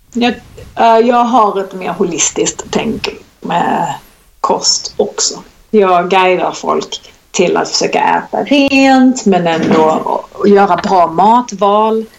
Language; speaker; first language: Swedish; native; Swedish